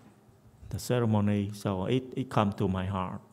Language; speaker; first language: English; non-native, fluent; Vietnamese